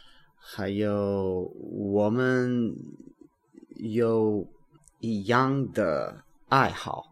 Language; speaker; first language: Chinese; non-native, learner; English